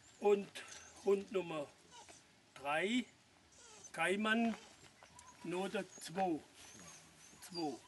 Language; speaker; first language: German; non-native, fluent; French